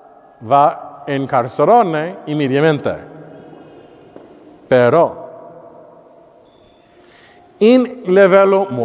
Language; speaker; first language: Spanish; non-native, learner; English